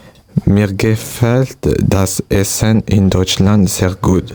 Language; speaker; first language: German; non-native, learner; French